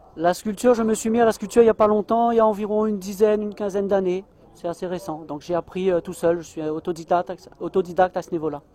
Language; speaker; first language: French; native; French